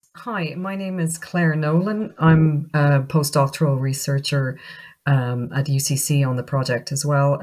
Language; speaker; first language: English; native; English